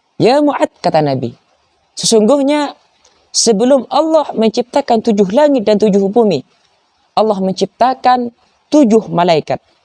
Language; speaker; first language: Malay; non-native, local second language; Madurese